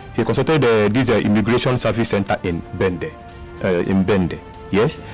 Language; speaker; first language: English; non-native, local second language; Igbo